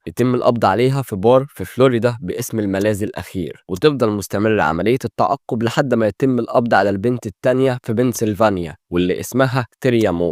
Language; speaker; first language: Arabic; native; Arabic